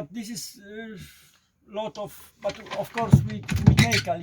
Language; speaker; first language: English; non-native, learner; Polish